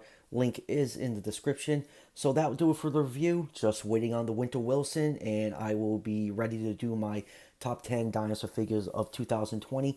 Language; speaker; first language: English; native; English